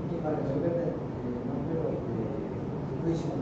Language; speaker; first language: English; non-native, learner; Spanish